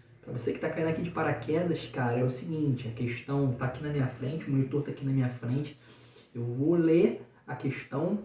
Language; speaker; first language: Portuguese; native; Portuguese